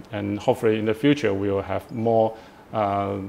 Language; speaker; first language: English; non-native, fluent; Chinese